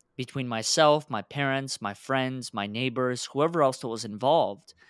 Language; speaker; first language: English; early bilingual, other home language; Russian